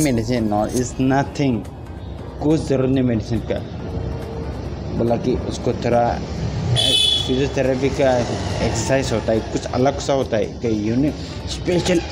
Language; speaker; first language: Hindi; non-native, local second language; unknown